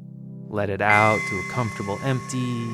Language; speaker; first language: English; native; English